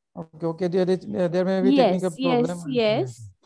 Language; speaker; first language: English; non-native, local second language; Bangla